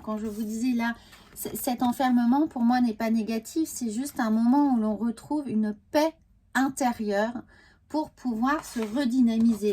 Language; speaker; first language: French; native; French